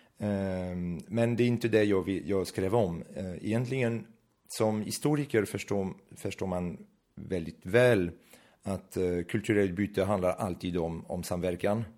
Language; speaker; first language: Swedish; non-native, fluent; French